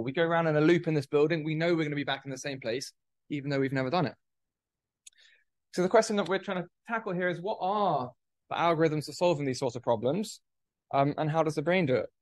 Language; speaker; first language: English; native; English